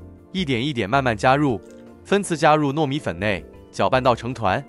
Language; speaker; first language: Chinese; native; Chinese